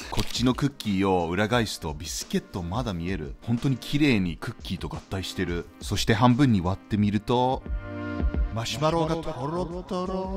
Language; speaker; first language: Japanese; non-native, fluent; English